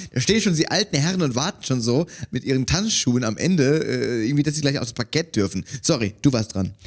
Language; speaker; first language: German; native; German